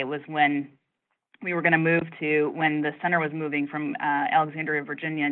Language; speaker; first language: English; native; English